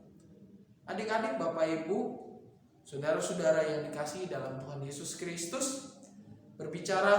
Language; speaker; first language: Indonesian; native; Indonesian